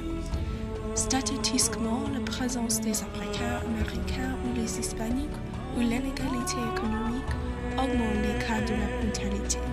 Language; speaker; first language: French; non-native, learner; English